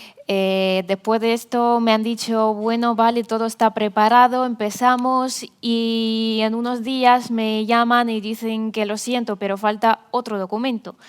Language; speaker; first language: Spanish; non-native, fluent; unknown